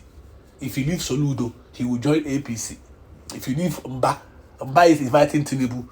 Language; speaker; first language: English; non-native, local second language; Igbo